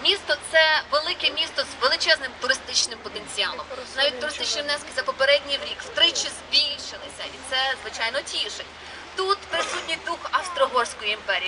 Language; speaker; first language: Ukrainian; native; Ukrainian